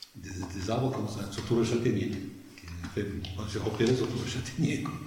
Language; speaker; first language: French; native; French